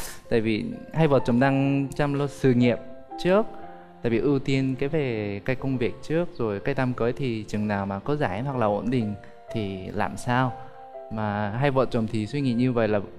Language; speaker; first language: Vietnamese; non-native, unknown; Korean